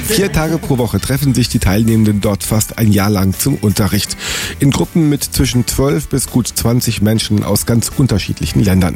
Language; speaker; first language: German; native; German